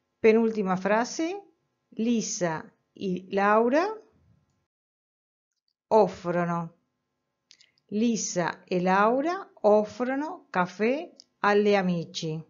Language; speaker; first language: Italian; non-native, fluent; Spanish